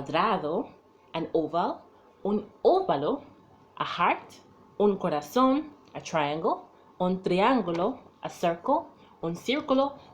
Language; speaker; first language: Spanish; non-native, fluent; English